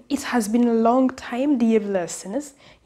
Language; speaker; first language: Turkish; non-native, fluent; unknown